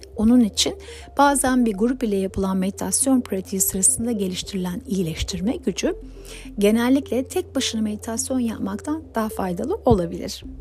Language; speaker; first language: Turkish; native; Turkish